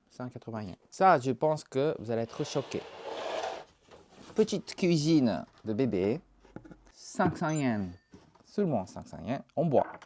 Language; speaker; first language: French; non-native, learner; Japanese